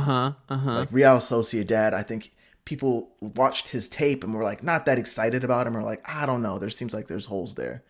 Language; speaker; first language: English; native; English